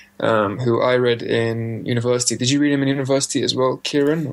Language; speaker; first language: English; native; English